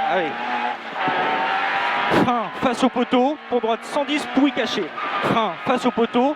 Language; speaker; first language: French; native; French